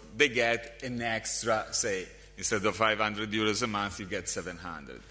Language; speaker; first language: English; non-native, fluent; Italian